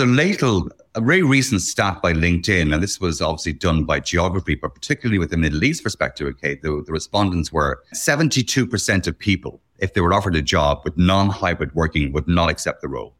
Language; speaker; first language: English; native; English